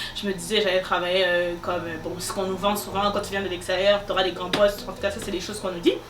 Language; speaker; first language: French; non-native, local second language; Lingala